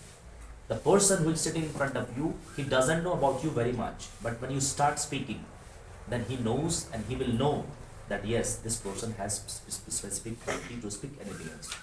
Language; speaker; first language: English; non-native, fluent; Hindi